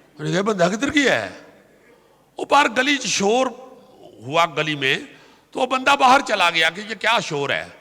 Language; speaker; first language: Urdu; non-native, local second language; Punjabi